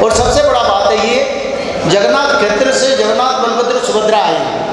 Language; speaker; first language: Hindi; non-native, local second language; Odia